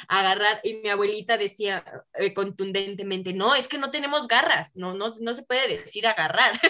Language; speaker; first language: Spanish; native; Spanish